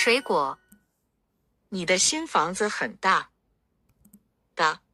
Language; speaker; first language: Chinese; non-native, learner; Korean